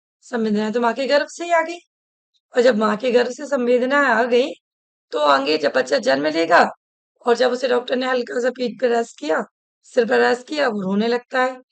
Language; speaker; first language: Hindi; native; Hindi